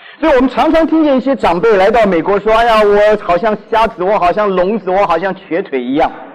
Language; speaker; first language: Chinese; non-native, local second language; Cantonese